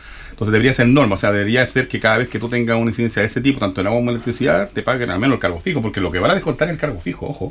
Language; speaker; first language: Spanish; native; Spanish